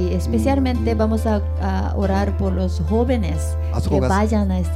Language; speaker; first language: Spanish; non-native, fluent; Japanese